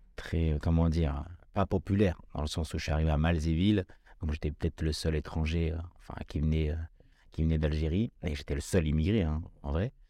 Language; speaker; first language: French; early bilingual, other home language; Kabyle